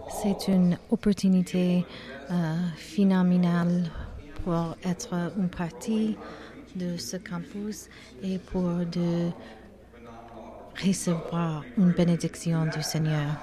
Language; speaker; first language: French; non-native, learner; English